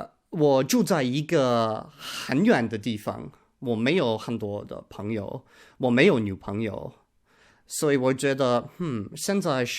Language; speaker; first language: Chinese; non-native, learner; English